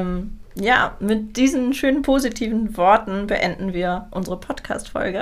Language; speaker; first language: German; native; German